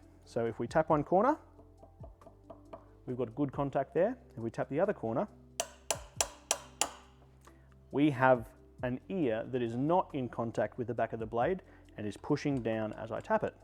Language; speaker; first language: English; native; English